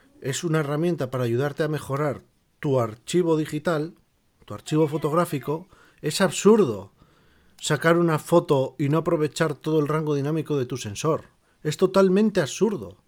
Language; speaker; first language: Spanish; native; Spanish